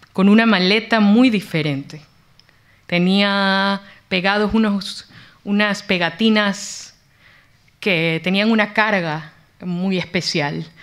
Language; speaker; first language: Spanish; native; Spanish